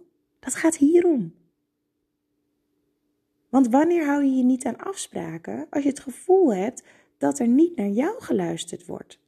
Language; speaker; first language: Dutch; native; Dutch